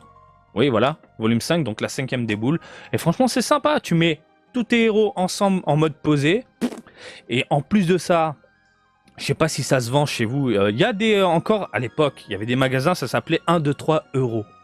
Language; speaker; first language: French; native; French